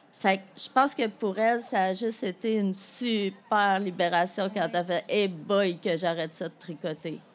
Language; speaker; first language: French; native; French